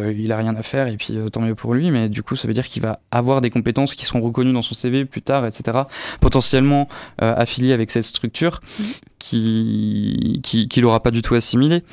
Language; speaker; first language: French; native; French